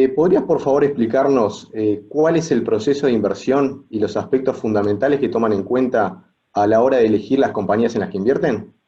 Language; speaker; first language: Spanish; native; Spanish